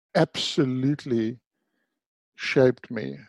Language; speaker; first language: English; native; English